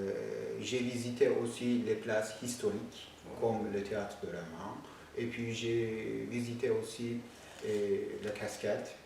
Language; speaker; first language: French; non-native, fluent; Turkish